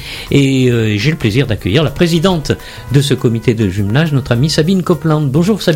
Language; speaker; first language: French; native; French